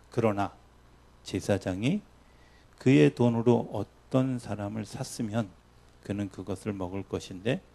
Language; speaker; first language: Korean; native; Korean